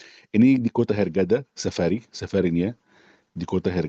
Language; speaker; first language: Indonesian; non-native, fluent; Arabic